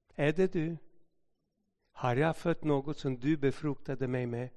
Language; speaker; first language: Swedish; non-native, fluent; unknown